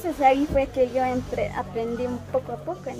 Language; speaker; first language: Spanish; non-native, local second language; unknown